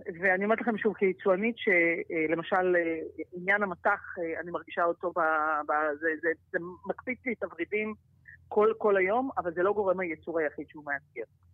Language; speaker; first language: Hebrew; native; Hebrew